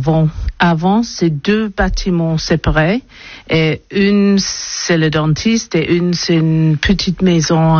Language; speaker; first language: French; non-native, learner; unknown